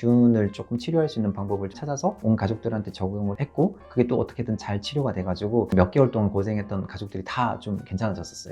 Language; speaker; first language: Korean; native; Korean